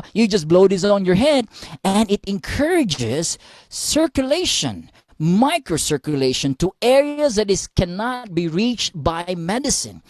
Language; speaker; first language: English; non-native, local second language; Filipino